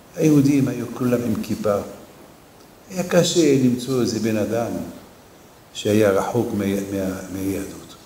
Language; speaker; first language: Hebrew; non-native, fluent; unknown